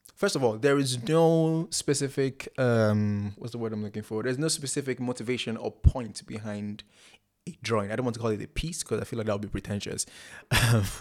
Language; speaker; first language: English; non-native, local second language; Igbo